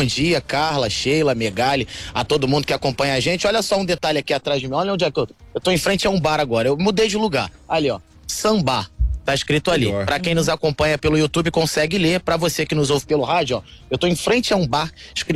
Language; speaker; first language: Portuguese; native; Portuguese